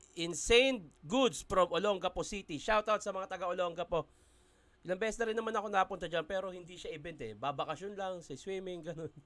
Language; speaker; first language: Filipino; native; Filipino